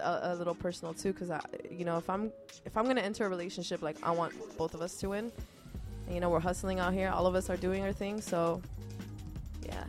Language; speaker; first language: English; early bilingual, other home language; Spanish